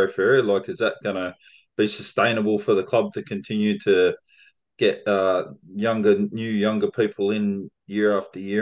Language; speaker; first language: English; native; English